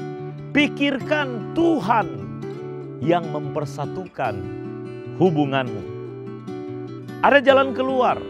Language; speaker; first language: Indonesian; native; Indonesian